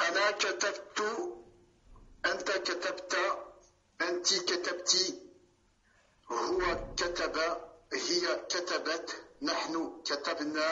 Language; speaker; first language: Arabic; non-native, learner; French